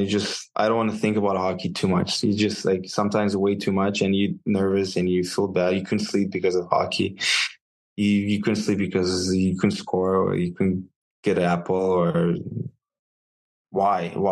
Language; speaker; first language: English; non-native, fluent; Russian